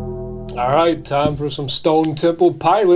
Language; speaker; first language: English; native; English